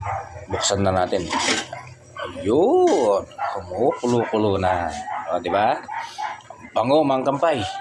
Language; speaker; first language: Filipino; non-native, local second language; Pampanga